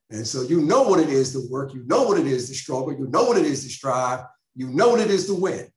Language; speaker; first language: English; native; English